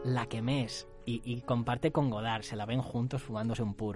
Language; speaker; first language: Spanish; non-native, local second language; Catalan